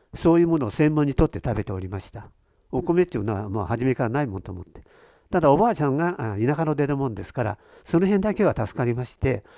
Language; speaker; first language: Japanese; native; Japanese